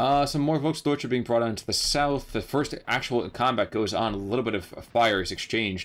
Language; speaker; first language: English; native; English